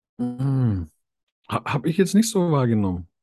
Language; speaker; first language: German; native; German